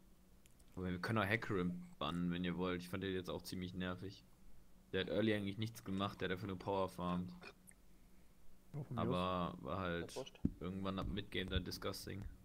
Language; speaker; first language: German; native; German